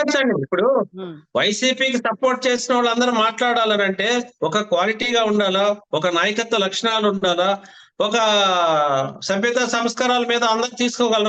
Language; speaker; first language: Telugu; native; Telugu